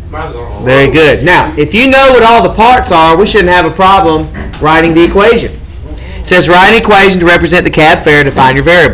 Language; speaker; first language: English; native; English